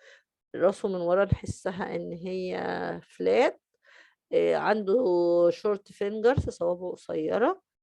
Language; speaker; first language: Arabic; native; Arabic